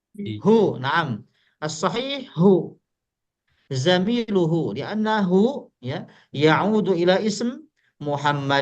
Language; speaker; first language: Arabic; non-native, fluent; Indonesian